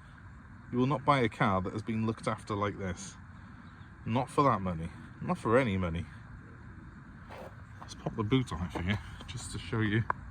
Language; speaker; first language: English; native; English